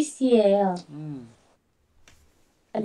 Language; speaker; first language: Korean; non-native, learner; Indonesian